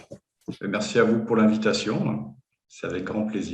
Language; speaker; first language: French; native; French